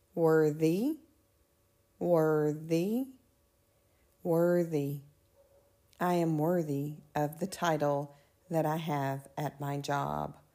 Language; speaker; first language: English; native; English